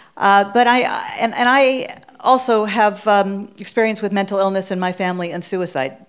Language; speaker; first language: English; native; English